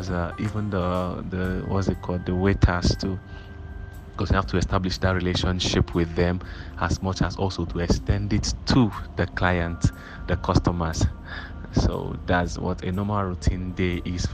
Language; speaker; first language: English; non-native, local second language; Igbo